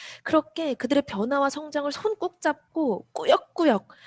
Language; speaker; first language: Korean; native; Korean